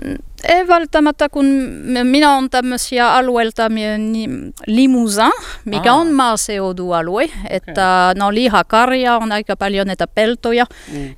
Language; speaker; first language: Finnish; non-native, fluent; French